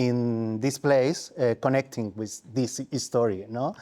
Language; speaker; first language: English; non-native, learner; Spanish